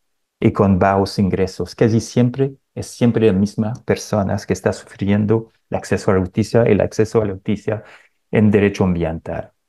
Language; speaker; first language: Spanish; non-native, fluent; French